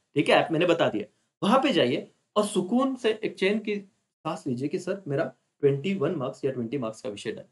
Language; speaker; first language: Hindi; non-native, local second language; Marathi